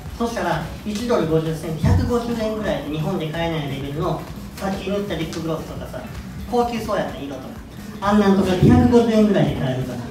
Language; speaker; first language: Japanese; native; Japanese